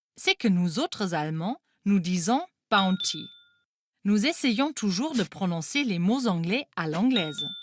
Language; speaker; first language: French; non-native, fluent; German